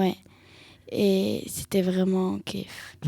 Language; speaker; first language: French; early bilingual, heritage; French